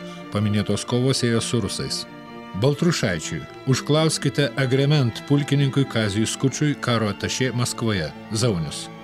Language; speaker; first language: Lithuanian; native; Lithuanian